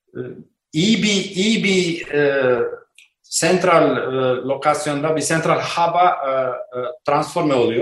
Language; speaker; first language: Turkish; non-native, learner; Albanian